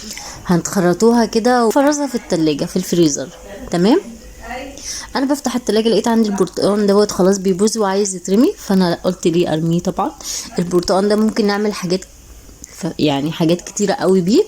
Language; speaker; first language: Arabic; native; Arabic